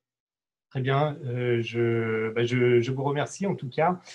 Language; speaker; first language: French; native; French